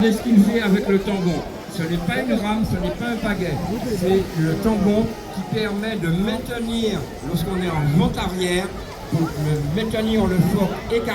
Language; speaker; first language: French; native; French